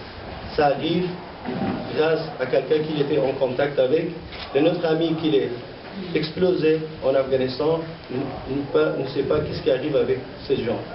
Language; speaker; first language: French; non-native, learner; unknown